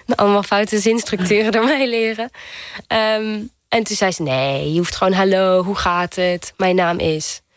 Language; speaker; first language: Dutch; early bilingual, heritage; Dutch